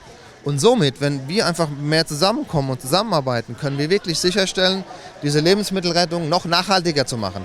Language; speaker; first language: German; native; German